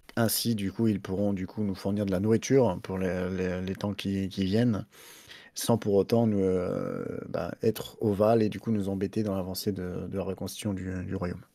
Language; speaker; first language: French; native; French